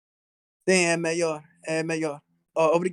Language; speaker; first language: Portuguese; non-native, learner; English